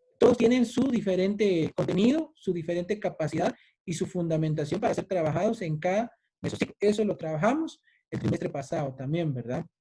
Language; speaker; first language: Spanish; native; Spanish